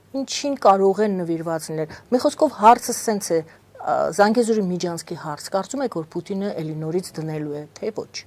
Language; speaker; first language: Armenian; native; Armenian